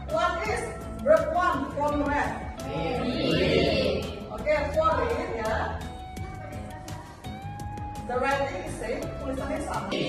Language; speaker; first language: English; non-native, fluent; Indonesian